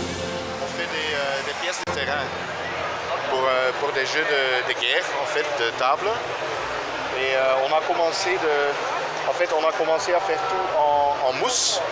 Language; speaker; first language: French; non-native, fluent; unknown